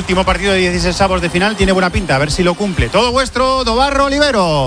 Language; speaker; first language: Spanish; native; Spanish